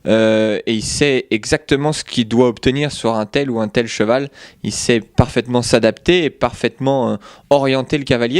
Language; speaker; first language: French; native; French